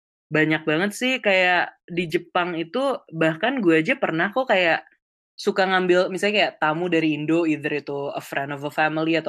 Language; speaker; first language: Indonesian; native; Indonesian